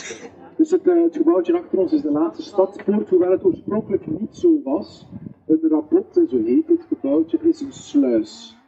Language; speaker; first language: Dutch; native; Dutch